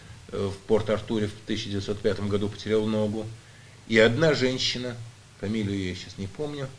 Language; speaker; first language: Russian; native; Russian